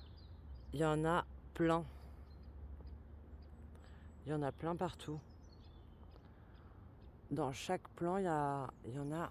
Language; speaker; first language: French; native; French